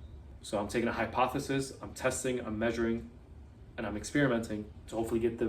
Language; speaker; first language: English; native; English